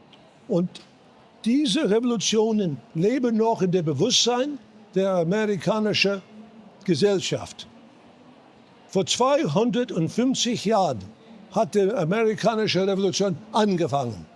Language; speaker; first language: German; non-native, fluent; English